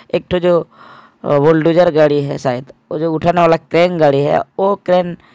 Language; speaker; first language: Hindi; non-native, local second language; Odia